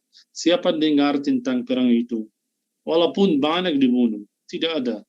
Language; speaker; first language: Indonesian; non-native, fluent; Arabic